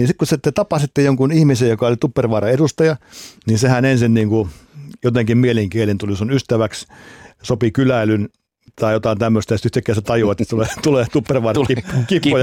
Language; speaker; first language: Finnish; native; Finnish